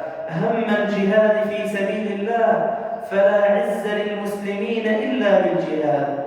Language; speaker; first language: Arabic; native; Arabic